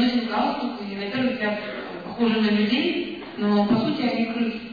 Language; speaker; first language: Russian; native; Russian